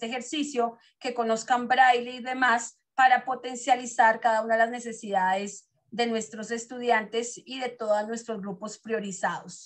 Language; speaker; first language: Spanish; native; Spanish